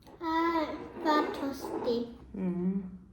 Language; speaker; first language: Korean; early bilingual, heritage; Korean